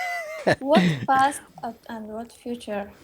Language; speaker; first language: English; non-native, learner; Uzbek